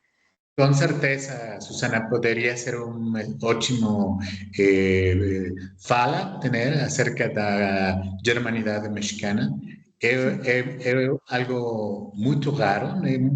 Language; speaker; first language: Portuguese; non-native, fluent; Spanish